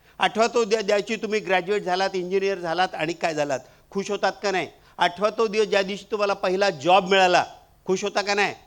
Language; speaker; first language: Marathi; non-native, local second language; Marwari